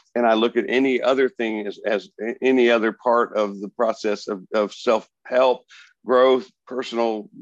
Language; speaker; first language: English; native; English